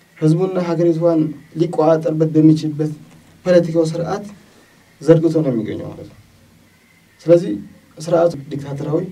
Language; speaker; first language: Amharic; non-native, local second language; Tigrinya